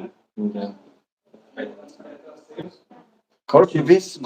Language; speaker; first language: Russian; non-native, local second language; Tajik